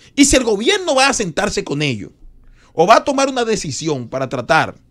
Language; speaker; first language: Spanish; native; Spanish